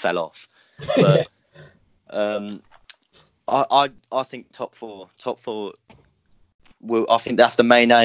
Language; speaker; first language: English; native; English